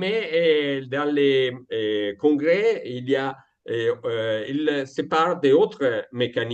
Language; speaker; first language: French; non-native, learner; Italian